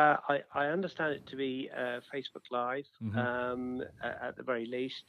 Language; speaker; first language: English; native; English